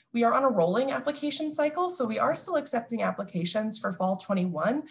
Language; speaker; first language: English; native; English